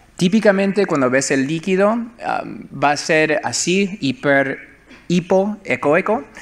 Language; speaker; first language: Spanish; early bilingual, heritage; Spanish